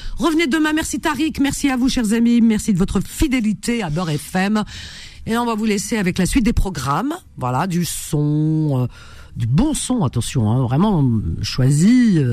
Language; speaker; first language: French; native; French